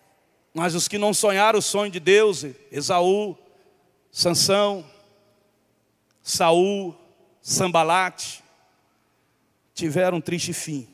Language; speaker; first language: Portuguese; native; Portuguese